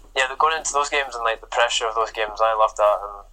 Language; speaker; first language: English; native; English